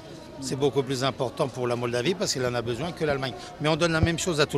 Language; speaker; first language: French; native; French